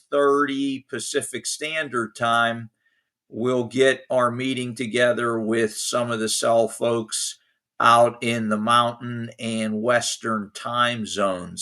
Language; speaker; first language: English; native; English